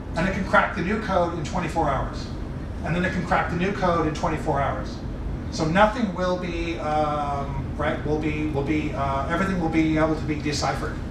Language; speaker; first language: English; native; English